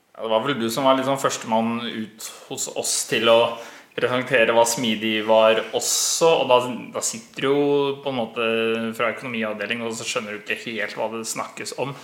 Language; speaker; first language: Norwegian; native; Norwegian